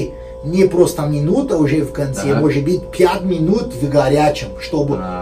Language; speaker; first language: Russian; non-native, learner; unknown